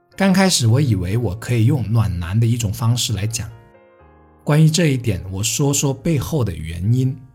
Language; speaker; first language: Chinese; non-native, local second language; Cantonese